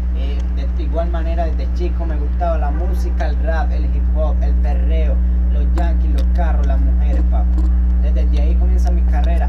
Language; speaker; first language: Spanish; native; Spanish